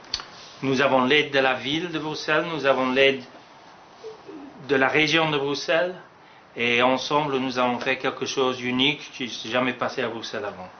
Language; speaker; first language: French; non-native, fluent; English